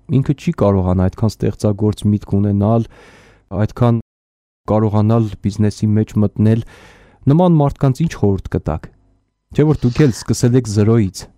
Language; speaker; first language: Armenian; native; Armenian